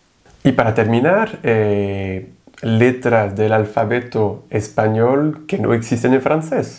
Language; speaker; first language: Spanish; non-native, fluent; French